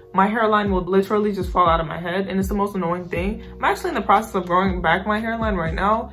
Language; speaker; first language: English; native; English